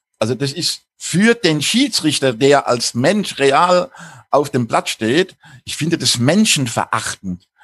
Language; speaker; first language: German; native; German